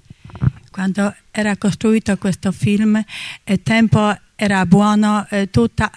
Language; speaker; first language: Italian; non-native, fluent; Polish